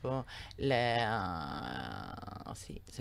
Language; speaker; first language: French; non-native, learner; Italian